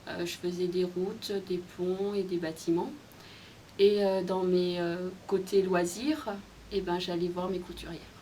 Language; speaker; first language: French; early bilingual, other home language; Khmer